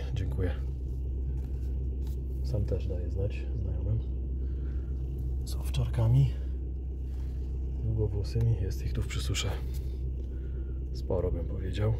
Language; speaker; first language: Polish; native; Polish